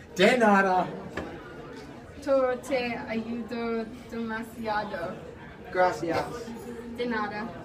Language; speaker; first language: Spanish; non-native, learner; English